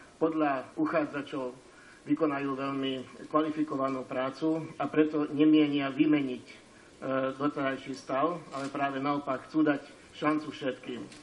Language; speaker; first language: Slovak; non-native, local second language; Hungarian